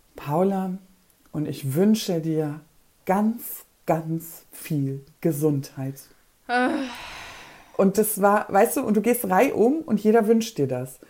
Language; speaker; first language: German; early bilingual, other home language; Polish